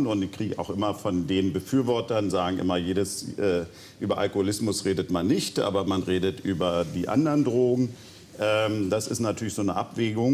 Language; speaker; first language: German; native; German